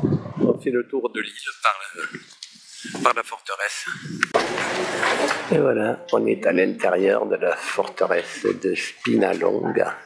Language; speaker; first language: French; native; French